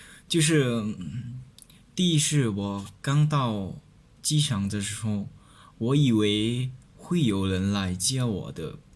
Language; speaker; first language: Chinese; non-native, learner; Lao